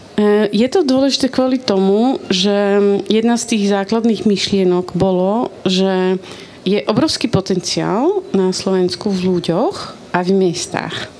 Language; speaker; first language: Slovak; non-native, fluent; Dutch